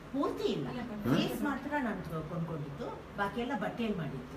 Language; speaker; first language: Kannada; non-native, local second language; Tamil